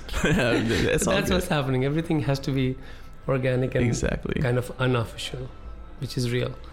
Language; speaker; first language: English; non-native, local second language; Punjabi